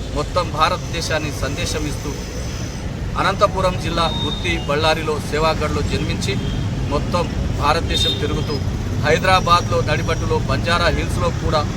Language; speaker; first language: Telugu; non-native, local second language; Lambadi